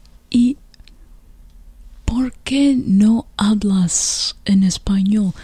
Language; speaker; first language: Spanish; non-native, learner; English